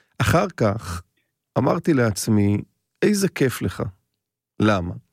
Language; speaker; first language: Hebrew; native; Hebrew